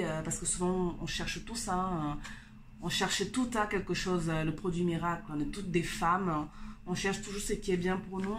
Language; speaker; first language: French; native; French